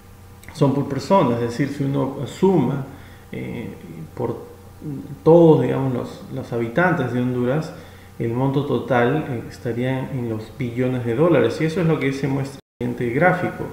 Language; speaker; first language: Spanish; native; Spanish